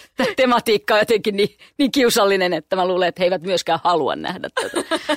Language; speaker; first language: Finnish; native; Finnish